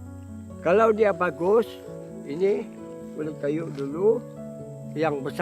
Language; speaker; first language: Indonesian; non-native, local second language; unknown